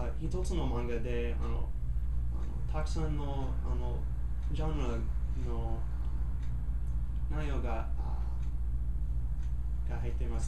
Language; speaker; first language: Japanese; non-native, learner; English